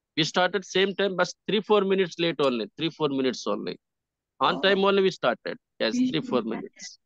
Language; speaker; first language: English; non-native, local second language; Telugu